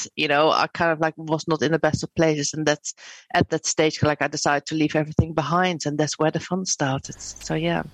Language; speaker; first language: English; non-native, fluent; Dutch